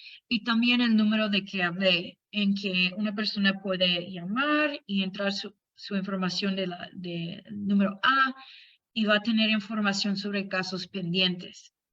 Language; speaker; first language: Spanish; non-native, fluent; English